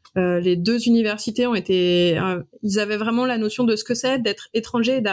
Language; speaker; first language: French; native; French